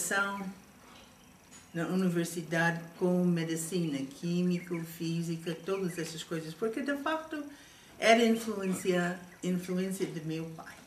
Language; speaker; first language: Portuguese; non-native, fluent; English